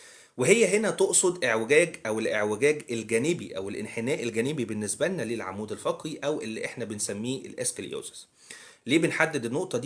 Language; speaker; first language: Arabic; native; Arabic